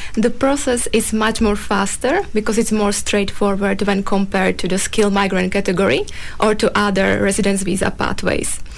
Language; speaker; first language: English; non-native, fluent; Slovak